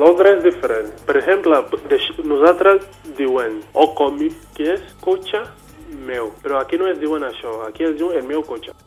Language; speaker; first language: Catalan; non-native, fluent; Yoruba